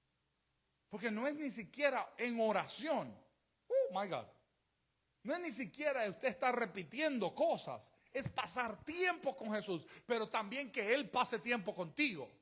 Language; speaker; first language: Spanish; native; Spanish